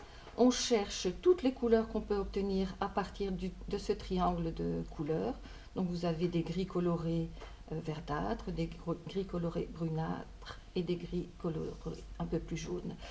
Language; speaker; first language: French; native; French